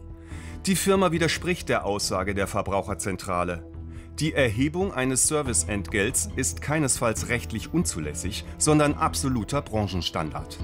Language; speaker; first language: German; native; German